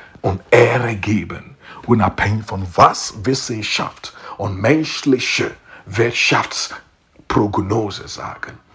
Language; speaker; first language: German; non-native, learner; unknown